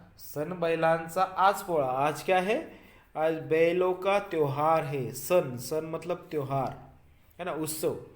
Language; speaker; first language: Hindi; non-native, local second language; Marathi